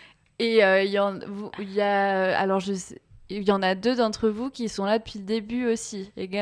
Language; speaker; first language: French; native; French